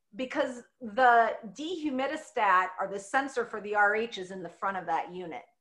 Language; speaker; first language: English; native; English